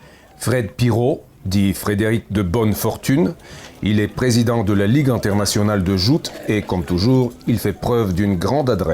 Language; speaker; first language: French; native; French